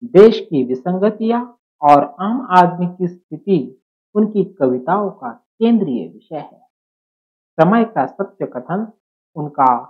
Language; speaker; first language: Hindi; non-native, local second language; Marathi